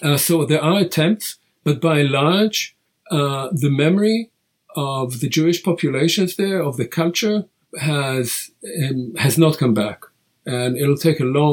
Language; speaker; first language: English; non-native, fluent; Hebrew